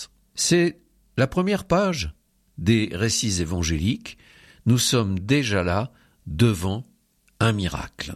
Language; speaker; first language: French; native; French